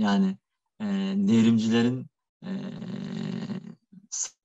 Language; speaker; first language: Turkish; native; Turkish